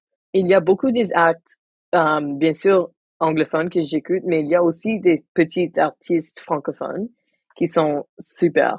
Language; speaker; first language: French; non-native, local second language; English